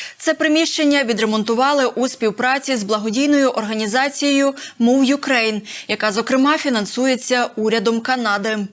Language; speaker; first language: Ukrainian; native; Ukrainian